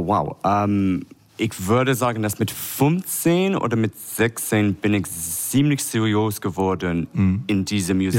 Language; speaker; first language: German; non-native, fluent; English